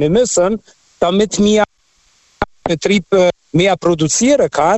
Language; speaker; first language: German; non-native, fluent; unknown